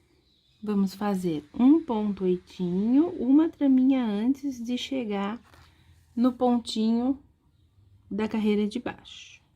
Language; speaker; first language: Portuguese; native; Portuguese